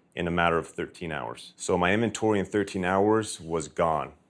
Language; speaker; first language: English; native; English